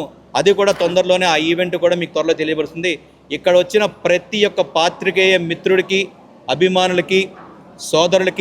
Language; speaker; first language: Telugu; native; Telugu